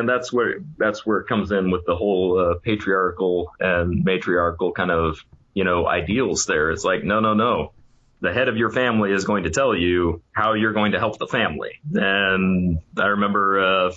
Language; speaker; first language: English; native; English